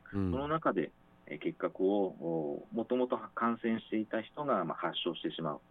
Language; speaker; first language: Japanese; native; Japanese